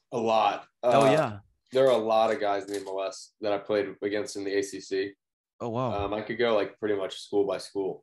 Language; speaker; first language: English; native; English